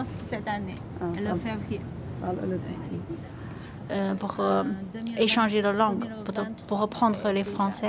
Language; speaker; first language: French; non-native, learner; Chinese